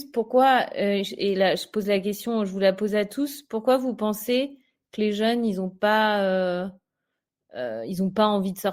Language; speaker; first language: French; native; French